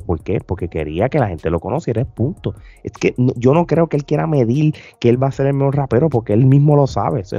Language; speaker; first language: Spanish; native; Spanish